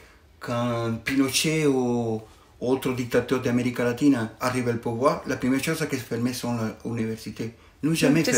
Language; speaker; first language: French; non-native, fluent; Spanish